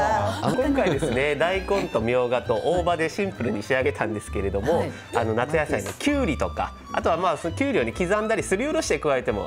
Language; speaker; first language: Japanese; native; Japanese